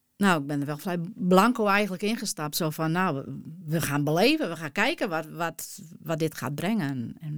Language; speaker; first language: Dutch; non-native, local second language; Western Frisian